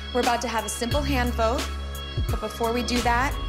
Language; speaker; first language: English; native; English